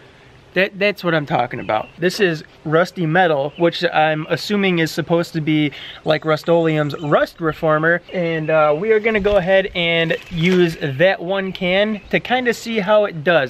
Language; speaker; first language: English; native; English